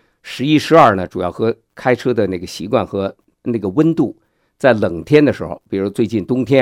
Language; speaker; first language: Chinese; native; Chinese